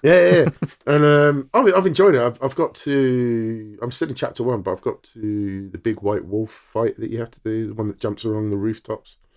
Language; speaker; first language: English; native; English